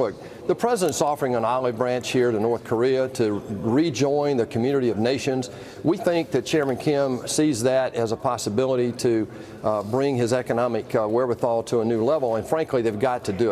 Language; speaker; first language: English; native; English